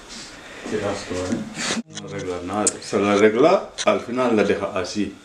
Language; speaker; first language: Spanish; non-native, learner; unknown